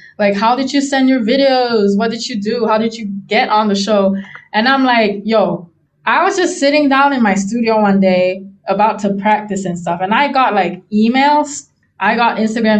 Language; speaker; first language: English; non-native, local second language; Chinese